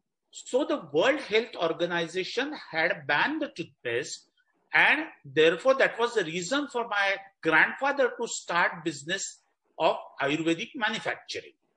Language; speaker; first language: English; non-native, local second language; Marathi